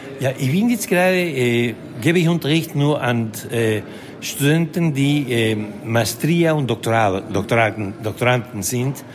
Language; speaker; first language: German; non-native, fluent; Spanish